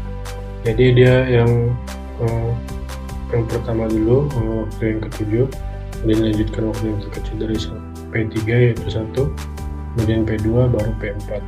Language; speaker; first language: Indonesian; native; Indonesian